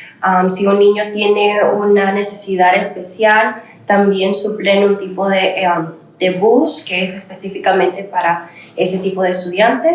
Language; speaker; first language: Spanish; early bilingual, other home language; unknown